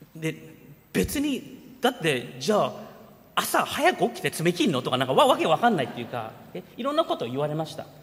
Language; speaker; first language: Japanese; early bilingual, heritage; Japanese